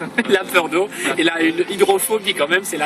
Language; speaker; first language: French; non-native, fluent; Russian